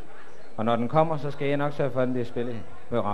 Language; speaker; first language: Danish; native; Danish